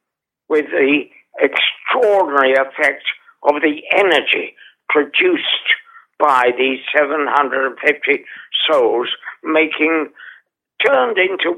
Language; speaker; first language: English; native; English